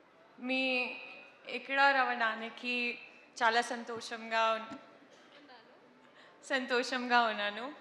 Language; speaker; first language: Telugu; non-native, learner; Hindi